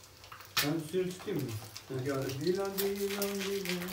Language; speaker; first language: Turkish; native; Turkish